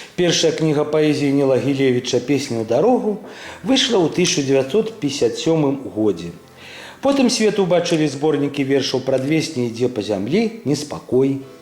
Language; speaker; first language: Belarusian; native; Belarusian